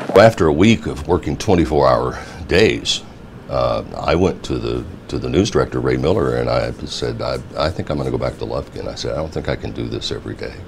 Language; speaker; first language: English; native; English